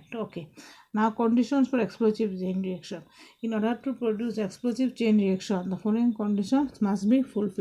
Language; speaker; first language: English; non-native, local second language; Bangla